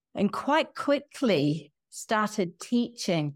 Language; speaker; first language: English; native; English